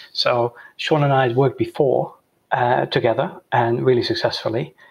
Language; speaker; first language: English; non-native, fluent; Dutch